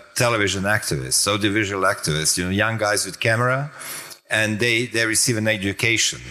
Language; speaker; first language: English; non-native, fluent; Croatian